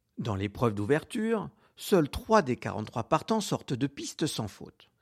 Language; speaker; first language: French; native; French